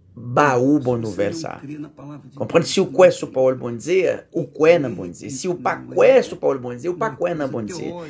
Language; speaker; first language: Haitian Creole; non-native, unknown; Portuguese